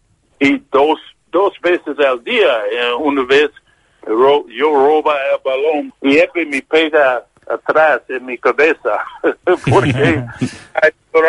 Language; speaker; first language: Spanish; non-native, learner; English